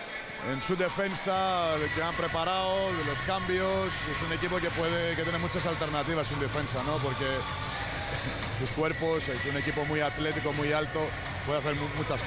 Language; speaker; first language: Spanish; non-native, fluent; Greek